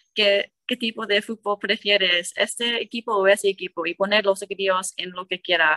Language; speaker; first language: Spanish; non-native, learner; English